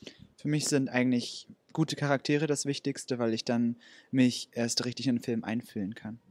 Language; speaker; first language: German; native; German